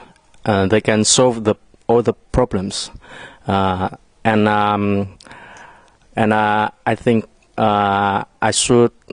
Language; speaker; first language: English; non-native, learner; Vietnamese